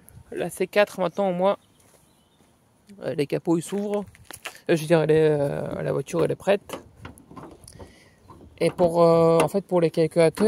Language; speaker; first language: French; native; French